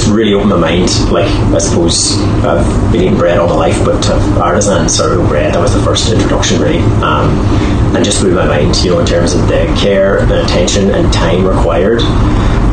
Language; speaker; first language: English; native; English